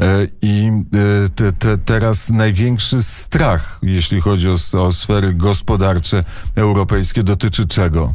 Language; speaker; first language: Polish; native; Polish